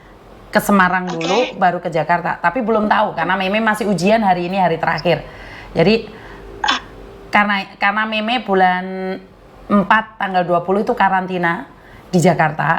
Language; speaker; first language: Indonesian; non-native, local second language; Javanese